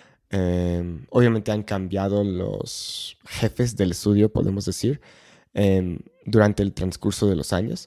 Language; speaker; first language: Spanish; non-native, fluent; English